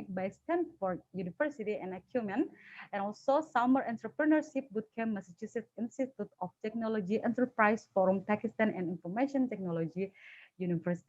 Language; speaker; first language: English; non-native, fluent; Indonesian